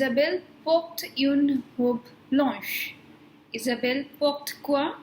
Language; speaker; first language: French; non-native, fluent; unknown